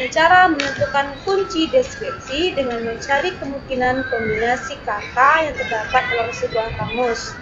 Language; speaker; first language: Indonesian; native; Indonesian